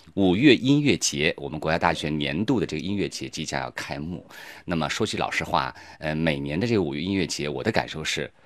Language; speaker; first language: Chinese; native; Chinese